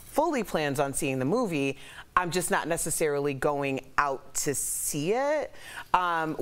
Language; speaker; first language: English; native; English